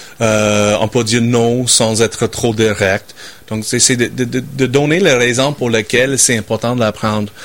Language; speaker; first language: French; non-native, fluent; English